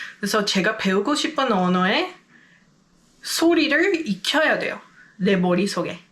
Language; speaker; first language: Korean; non-native, fluent; English